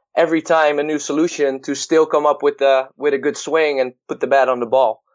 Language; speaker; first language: English; non-native, fluent; Dutch